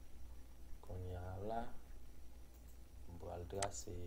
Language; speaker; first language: French; non-native, learner; Haitian Creole